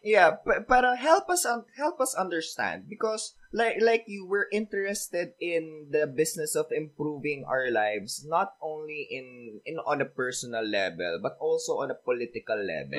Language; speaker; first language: English; non-native, local second language; Filipino